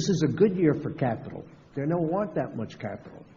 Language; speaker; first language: English; native; English